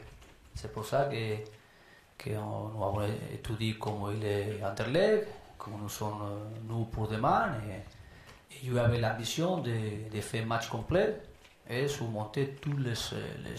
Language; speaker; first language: French; non-native, learner; Spanish